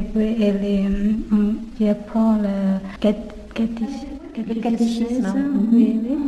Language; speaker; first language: French; non-native, learner; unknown